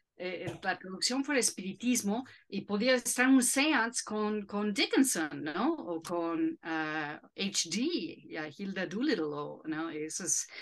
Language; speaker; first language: Spanish; non-native, fluent; English